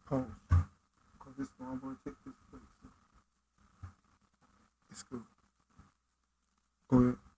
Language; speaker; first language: English; native; English